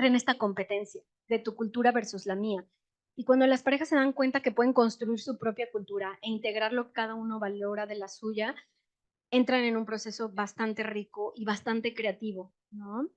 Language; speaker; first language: Spanish; native; Spanish